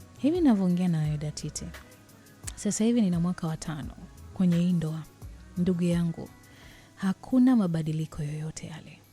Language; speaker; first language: Swahili; native; Swahili